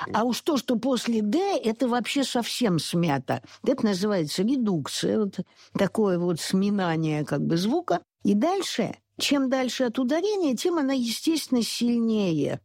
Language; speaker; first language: Russian; native; Russian